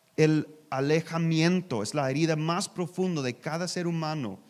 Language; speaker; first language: Spanish; non-native, learner; English